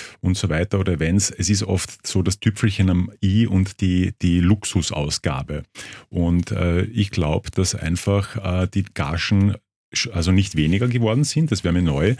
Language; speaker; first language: German; native; German